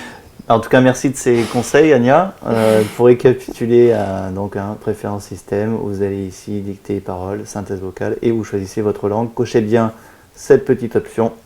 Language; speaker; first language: French; native; French